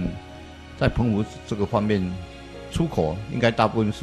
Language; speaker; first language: Chinese; native; Chinese